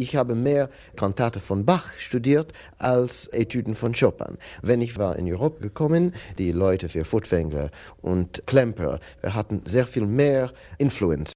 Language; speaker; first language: German; non-native, fluent; English